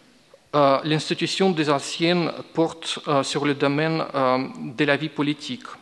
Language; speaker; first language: French; non-native, fluent; Russian